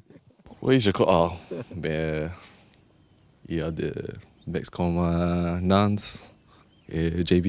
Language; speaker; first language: French; non-native, fluent; English